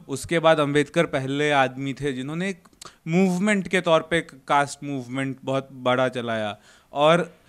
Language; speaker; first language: Hindi; native; Hindi